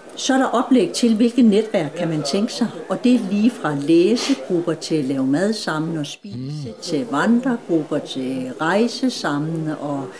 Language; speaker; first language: Danish; native; Danish